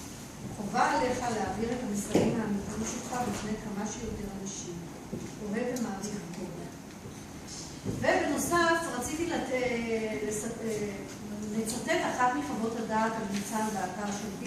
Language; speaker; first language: Hebrew; native; Hebrew